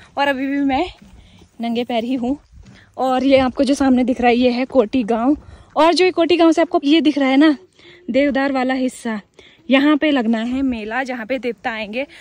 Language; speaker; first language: Hindi; native; Hindi